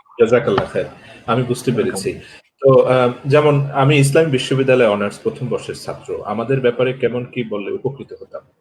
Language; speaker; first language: Bangla; native; Bangla